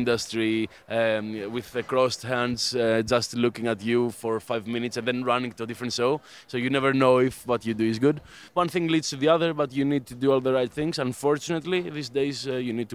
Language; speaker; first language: English; non-native, fluent; Greek